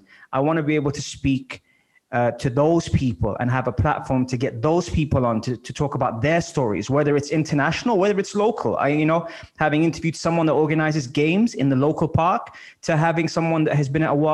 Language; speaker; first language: English; native; English